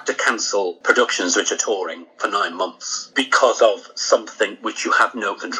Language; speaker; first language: English; native; English